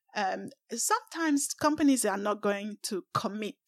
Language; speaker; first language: English; non-native, local second language; French